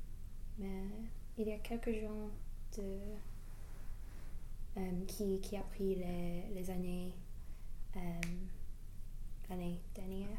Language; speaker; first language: French; non-native, learner; English